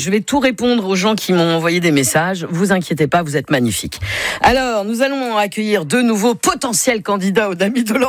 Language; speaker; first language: French; native; French